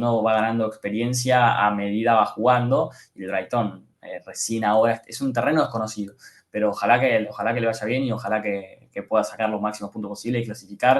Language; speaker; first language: Spanish; native; Spanish